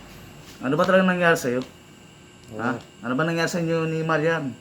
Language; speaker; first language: Filipino; native; Filipino